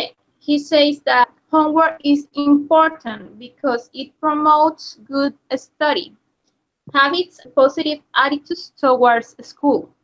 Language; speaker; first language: English; non-native, learner; Spanish